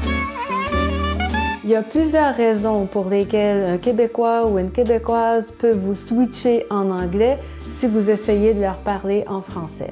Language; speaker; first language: French; native; French